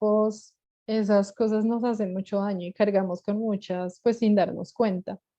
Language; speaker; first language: Spanish; native; Spanish